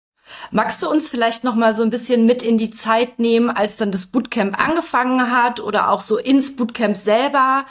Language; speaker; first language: German; native; German